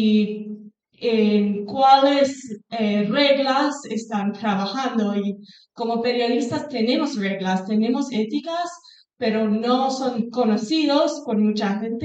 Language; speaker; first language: Spanish; non-native, fluent; English